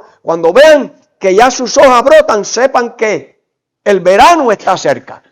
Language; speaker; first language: Spanish; native; Spanish